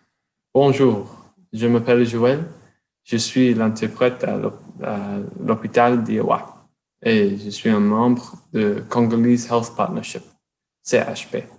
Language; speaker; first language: French; non-native, learner; English